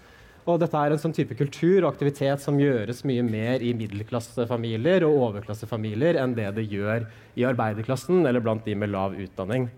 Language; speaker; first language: Norwegian; native; Norwegian